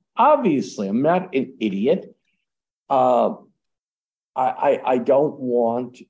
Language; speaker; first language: English; native; English